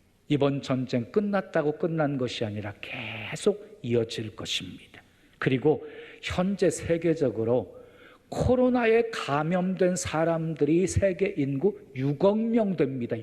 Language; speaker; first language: Korean; native; Korean